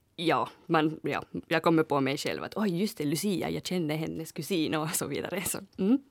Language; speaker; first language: Swedish; non-native, fluent; French